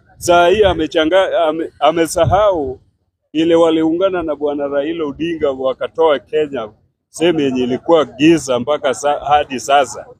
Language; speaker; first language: Swahili; non-native, local second language; Luo (Kenya and Tanzania)